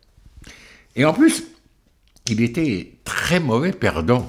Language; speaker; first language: French; native; French